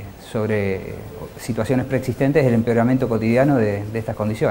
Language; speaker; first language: Spanish; native; Spanish